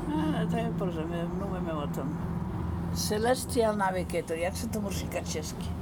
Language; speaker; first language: Czech; non-native, fluent; Icelandic